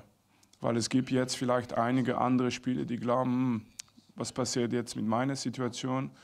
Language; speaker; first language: German; non-native, fluent; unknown